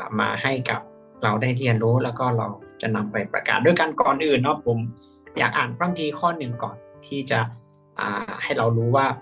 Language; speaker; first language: Thai; native; Thai